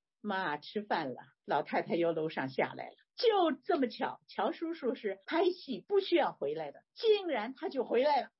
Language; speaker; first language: Chinese; native; Chinese